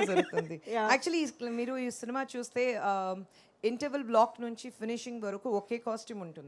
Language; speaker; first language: Telugu; non-native, local second language; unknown